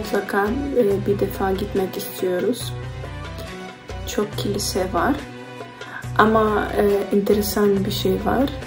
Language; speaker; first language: Turkish; non-native, learner; Ukrainian